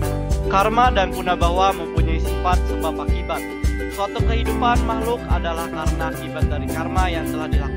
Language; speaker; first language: Indonesian; native; Indonesian